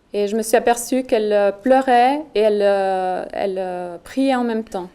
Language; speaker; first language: French; native; French